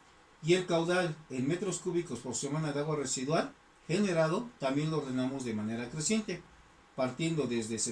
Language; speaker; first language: Spanish; native; Spanish